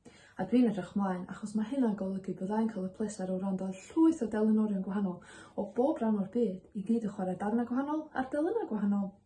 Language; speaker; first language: Welsh; native; Welsh